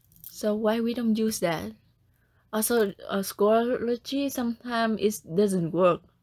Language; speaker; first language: English; non-native, learner; Vietnamese